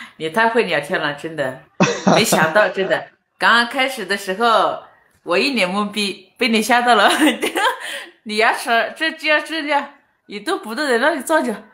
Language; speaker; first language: Chinese; native; Chinese